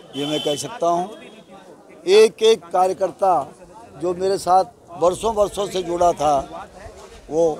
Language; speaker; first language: Hindi; native; Hindi